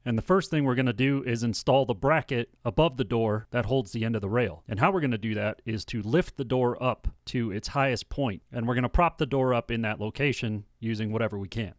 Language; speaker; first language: English; native; English